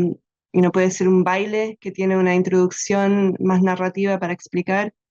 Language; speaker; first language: Spanish; non-native, fluent; English